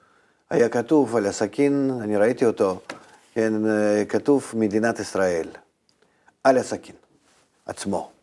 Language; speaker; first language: Hebrew; non-native, fluent; Russian